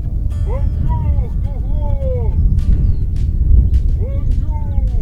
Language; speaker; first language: French; non-native, learner; Lithuanian